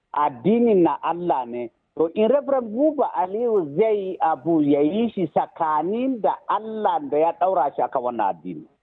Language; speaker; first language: Hausa; non-native, local second language; Fula